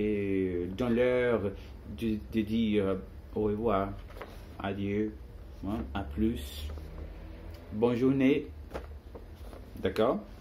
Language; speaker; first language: French; non-native, learner; Portuguese